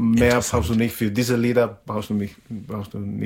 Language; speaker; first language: German; non-native, fluent; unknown